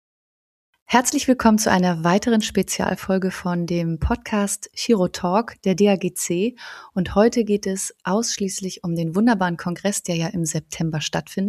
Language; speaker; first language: German; native; German